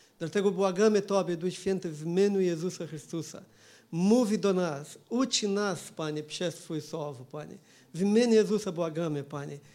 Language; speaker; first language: Polish; non-native, learner; Portuguese